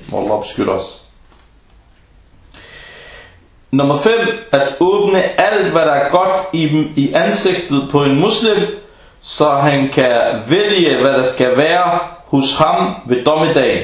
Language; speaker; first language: Danish; non-native, fluent; Arabic